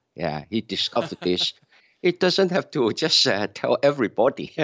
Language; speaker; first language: English; non-native, local second language; Cantonese